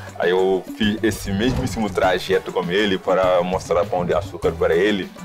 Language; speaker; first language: Portuguese; non-native, fluent; Wolof